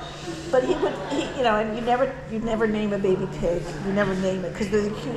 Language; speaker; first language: English; native; English